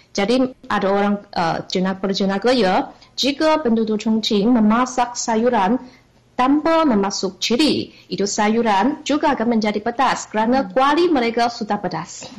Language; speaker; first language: Malay; non-native, fluent; Chinese